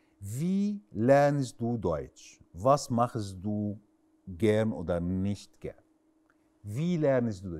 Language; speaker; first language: German; non-native, fluent; Arabic